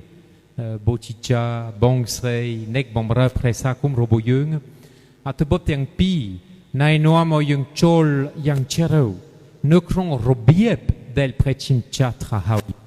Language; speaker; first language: Khmer; non-native, fluent; French